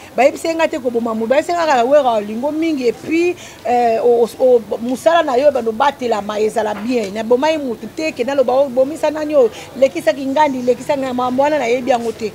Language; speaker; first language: Lingala; native; Lingala